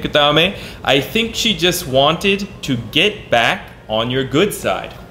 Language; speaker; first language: English; native; English